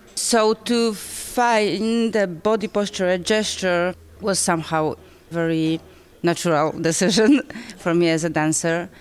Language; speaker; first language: English; non-native, fluent; Polish